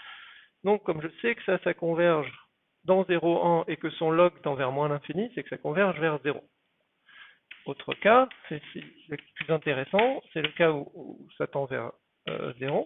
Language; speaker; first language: French; native; French